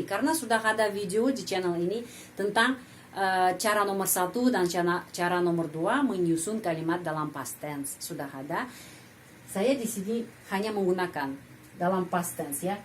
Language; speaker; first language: Indonesian; non-native, fluent; Russian